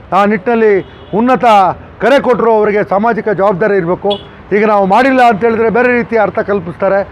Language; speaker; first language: Kannada; non-native, local second language; Urdu